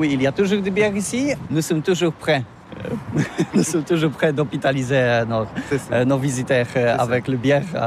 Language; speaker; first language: French; non-native, learner; Polish